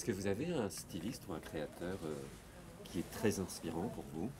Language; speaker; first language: French; native; French